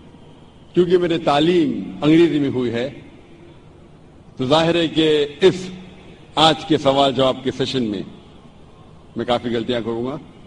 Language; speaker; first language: Hindi; non-native, local second language; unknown